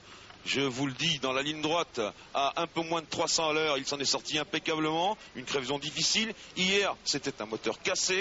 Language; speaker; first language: French; native; French